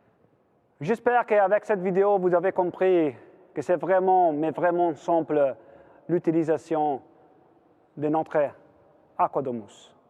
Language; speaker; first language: French; non-native, fluent; Italian